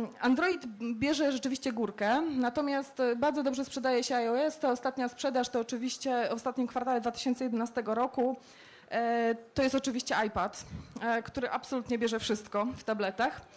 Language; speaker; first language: Polish; native; Polish